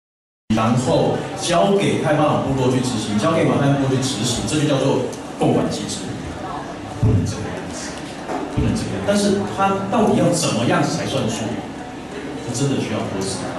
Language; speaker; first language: Chinese; native; Chinese